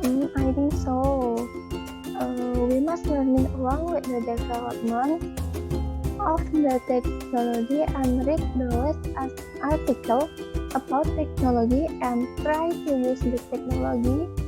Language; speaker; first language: English; non-native, learner; Indonesian